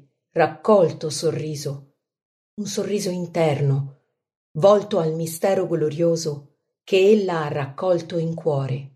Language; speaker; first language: Italian; native; Italian